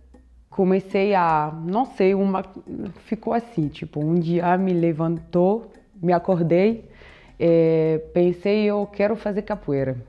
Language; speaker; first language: Portuguese; non-native, fluent; French